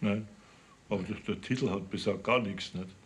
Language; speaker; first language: German; native; German